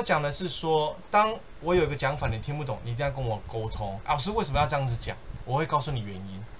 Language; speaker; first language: Chinese; native; Chinese